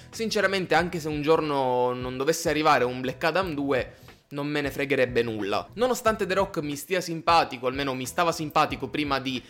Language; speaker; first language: Italian; native; Italian